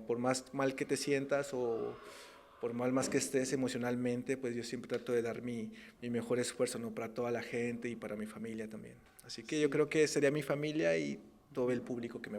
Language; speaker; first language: Spanish; native; Spanish